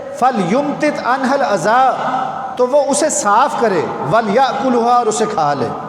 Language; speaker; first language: Urdu; non-native, local second language; Punjabi